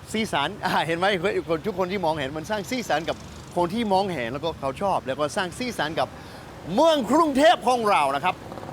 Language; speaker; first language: Thai; non-native, fluent; English